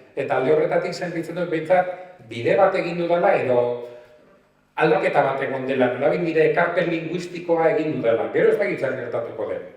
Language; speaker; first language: Basque; non-native, local second language; Spanish